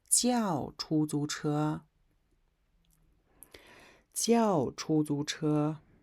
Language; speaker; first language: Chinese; non-native, fluent; Mongolian